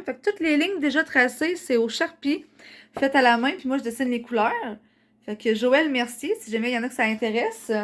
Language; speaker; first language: French; native; French